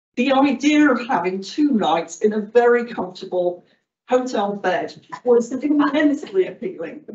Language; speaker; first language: English; native; English